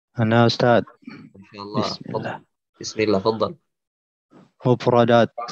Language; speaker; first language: Arabic; non-native, learner; Indonesian